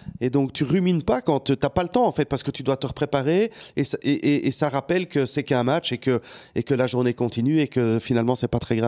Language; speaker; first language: French; native; French